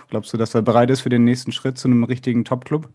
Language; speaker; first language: German; native; German